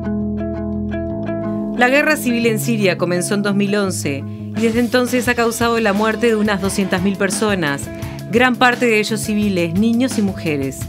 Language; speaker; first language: Spanish; native; Spanish